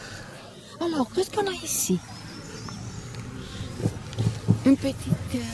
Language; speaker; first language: French; non-native, learner; English